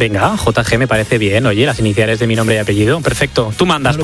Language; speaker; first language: Spanish; native; Spanish